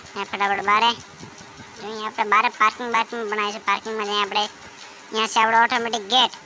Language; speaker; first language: Hindi; non-native, local second language; Gujarati